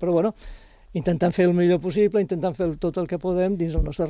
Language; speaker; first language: Catalan; native; Catalan